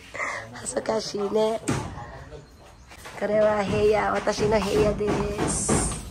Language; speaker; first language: Japanese; non-native, fluent; Filipino